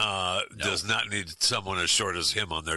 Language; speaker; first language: English; native; English